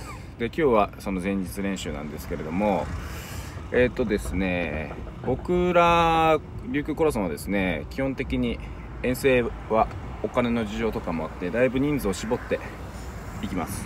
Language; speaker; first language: Japanese; native; Japanese